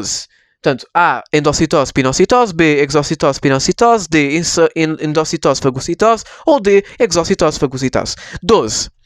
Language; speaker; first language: Portuguese; native; Portuguese